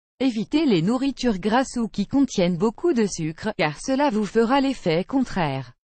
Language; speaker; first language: French; native; French